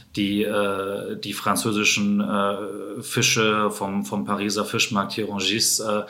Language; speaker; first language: German; native; German